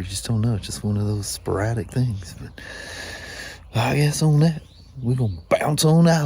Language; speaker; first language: English; native; English